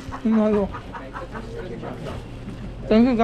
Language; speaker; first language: English; non-native, local second language; Filipino